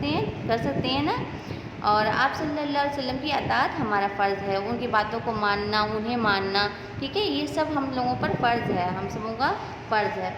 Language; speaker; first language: Urdu; native; Urdu